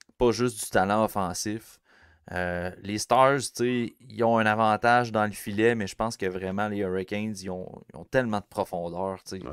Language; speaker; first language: French; native; French